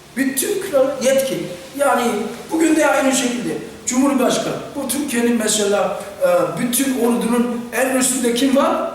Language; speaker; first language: Turkish; non-native, fluent; Korean